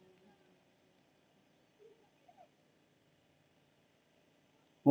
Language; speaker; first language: Arabic; non-native, fluent; Oromo